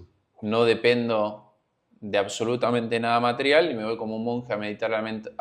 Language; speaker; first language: Spanish; native; Spanish